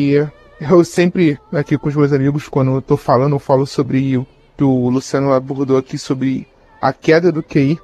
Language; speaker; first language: Portuguese; native; Portuguese